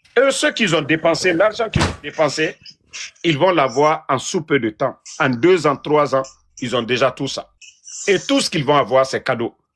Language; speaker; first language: French; non-native, local second language; Mandingo